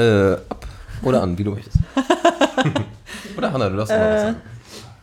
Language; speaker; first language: German; native; German